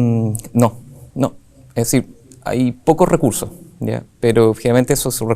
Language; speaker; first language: Spanish; native; Spanish